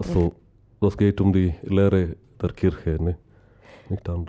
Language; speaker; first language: German; non-native, learner; Malayalam